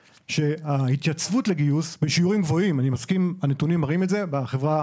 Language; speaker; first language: Hebrew; native; Hebrew